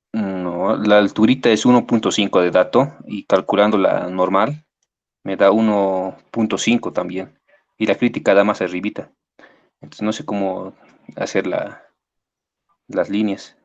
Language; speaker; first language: Spanish; native; Spanish